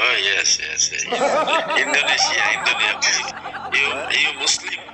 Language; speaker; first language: English; non-native, learner; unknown